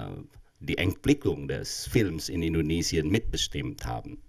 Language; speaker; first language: German; non-native, fluent; Indonesian